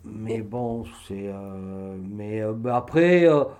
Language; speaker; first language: French; native; French